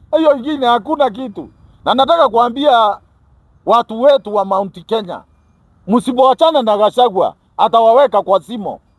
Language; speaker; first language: Swahili; non-native, local second language; Kikuyu